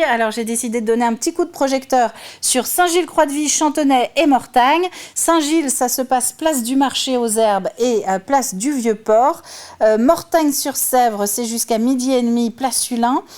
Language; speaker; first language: French; native; French